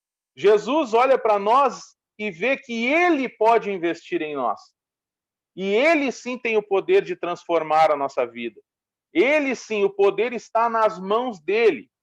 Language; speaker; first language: Portuguese; native; Portuguese